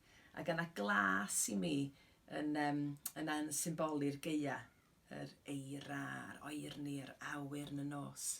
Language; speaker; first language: Welsh; native; Welsh